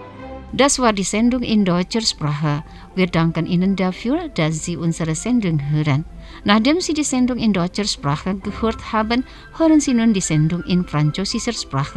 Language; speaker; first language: German; non-native, fluent; Indonesian